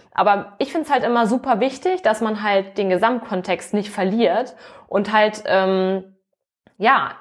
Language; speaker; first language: German; native; German